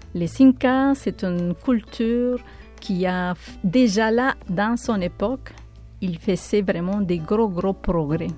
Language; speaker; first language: French; non-native, fluent; Spanish